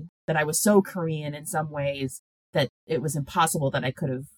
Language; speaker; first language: English; early bilingual, other home language; Korean